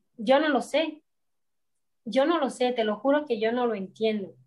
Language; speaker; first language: Spanish; non-native, local second language; Fang